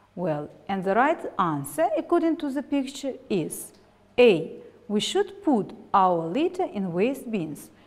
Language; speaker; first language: English; non-native, fluent; Russian